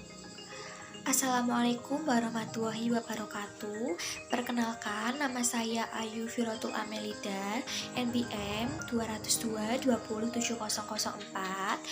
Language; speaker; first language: Indonesian; native; Indonesian